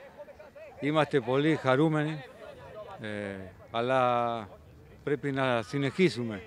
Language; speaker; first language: Greek; non-native, learner; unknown